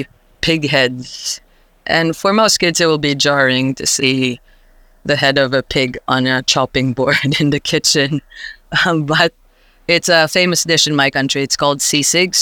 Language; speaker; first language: English; non-native, local second language; Hiligaynon